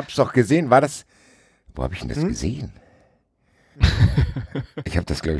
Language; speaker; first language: German; native; German